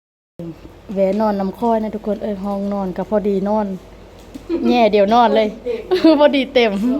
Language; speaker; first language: Thai; non-native, local second language; Lao